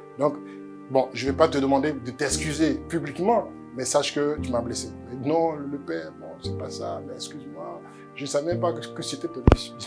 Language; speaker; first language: French; early bilingual, other home language; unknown